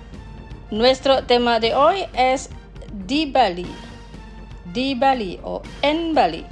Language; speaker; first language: Spanish; non-native, fluent; Indonesian